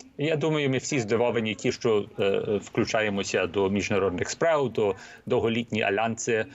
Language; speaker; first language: Ukrainian; early bilingual, heritage; Ukrainian